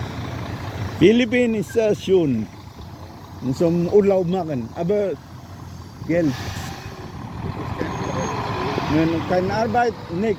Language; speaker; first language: German; non-native, learner; Filipino